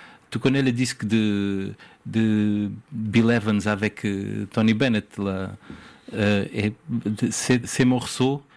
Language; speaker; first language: French; non-native, fluent; Portuguese